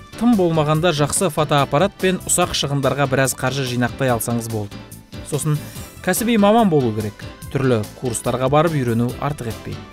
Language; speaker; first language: Kazakh; native; Kazakh